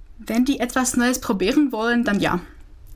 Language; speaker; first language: German; non-native, fluent; Czech